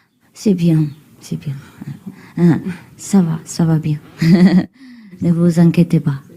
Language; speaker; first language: French; non-native, learner; Chinese